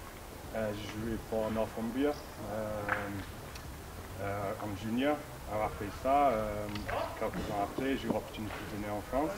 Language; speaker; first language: French; non-native, fluent; English